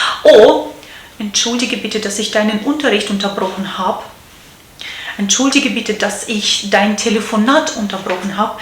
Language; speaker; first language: German; non-native, fluent; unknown